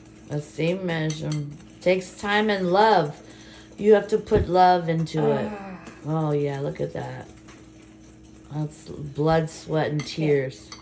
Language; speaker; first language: English; early bilingual, other home language; Portuguese